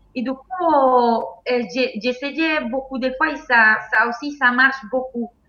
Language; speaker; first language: French; non-native, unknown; Spanish